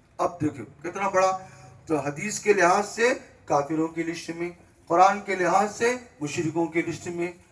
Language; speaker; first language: Urdu; native; Urdu